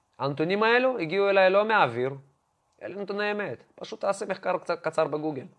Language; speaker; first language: Hebrew; non-native, fluent; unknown